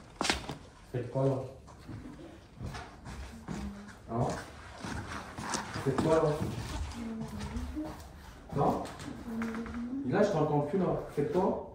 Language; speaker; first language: French; native; French